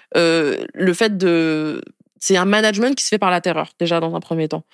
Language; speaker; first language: French; native; French